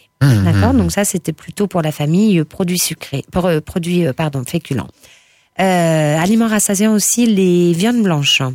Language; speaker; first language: French; native; French